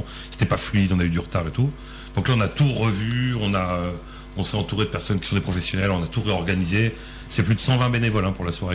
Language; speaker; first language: French; native; French